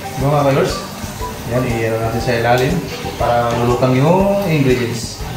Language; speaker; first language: Filipino; non-native, local second language; Cebuano